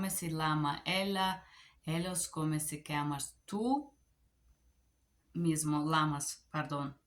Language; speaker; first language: Spanish; non-native, learner; Bulgarian